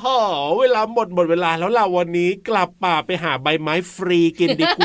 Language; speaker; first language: Thai; native; Thai